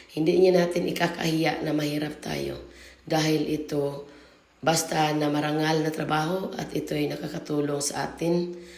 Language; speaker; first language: Filipino; non-native, local second language; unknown